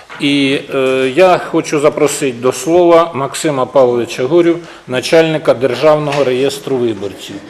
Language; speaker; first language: Ukrainian; native; Ukrainian